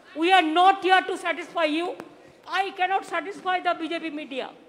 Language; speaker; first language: English; non-native, local second language; Bangla